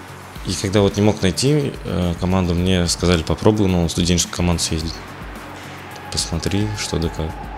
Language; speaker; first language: Russian; native; Russian